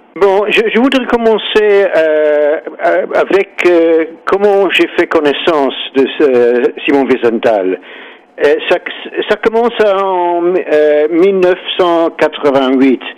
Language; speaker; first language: French; non-native, learner; English